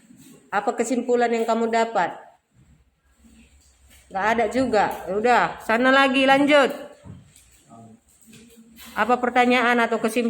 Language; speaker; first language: Indonesian; native; Indonesian